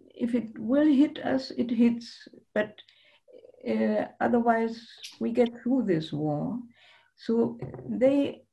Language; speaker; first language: English; non-native, fluent; German